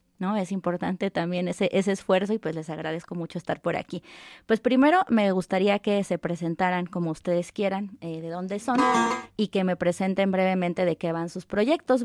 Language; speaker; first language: Spanish; native; Spanish